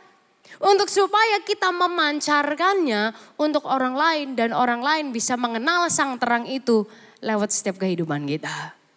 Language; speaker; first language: Indonesian; native; Indonesian